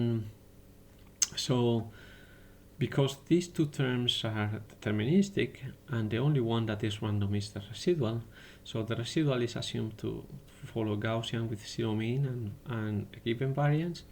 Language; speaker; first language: English; non-native, fluent; Spanish